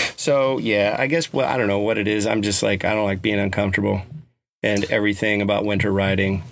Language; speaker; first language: English; native; English